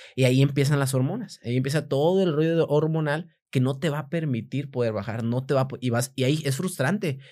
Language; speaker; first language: Spanish; native; Spanish